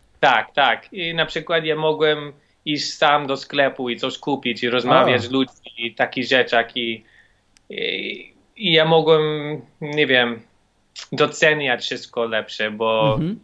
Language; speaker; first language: Polish; non-native, learner; English